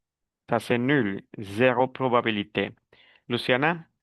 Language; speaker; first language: French; non-native, fluent; Spanish